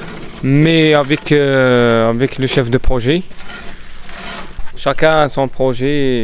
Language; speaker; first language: French; non-native, learner; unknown